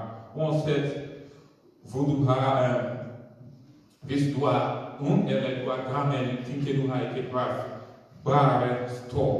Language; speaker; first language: Norwegian; non-native, learner; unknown